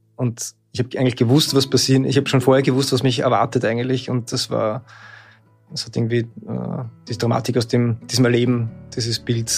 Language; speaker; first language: German; native; German